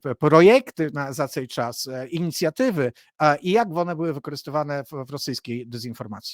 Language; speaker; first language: Polish; non-native, learner; Ukrainian